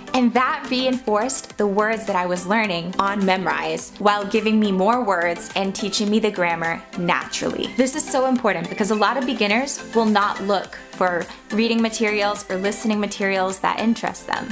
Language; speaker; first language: English; native; English